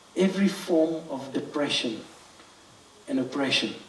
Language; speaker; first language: English; non-native, local second language; Afrikaans